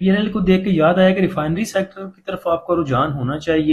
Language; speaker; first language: Hindi; native; Hindi